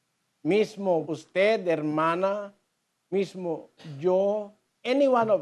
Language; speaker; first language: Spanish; non-native, learner; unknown